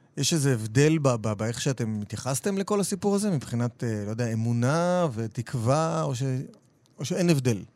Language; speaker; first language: Hebrew; native; Hebrew